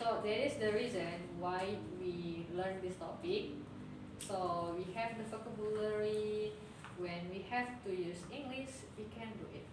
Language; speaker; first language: English; non-native, learner; Indonesian